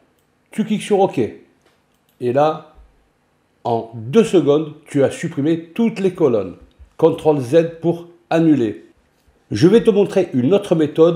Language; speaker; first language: French; native; French